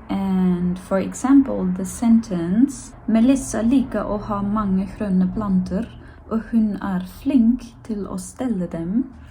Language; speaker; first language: Norwegian; non-native, learner; German